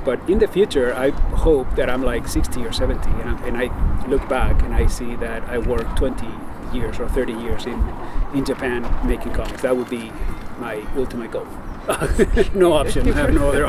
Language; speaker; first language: English; non-native, fluent; Spanish